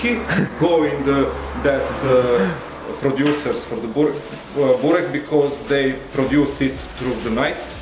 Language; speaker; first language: English; non-native, learner; Serbian